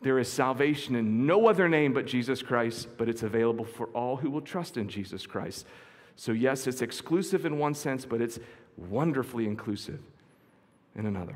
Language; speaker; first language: English; native; English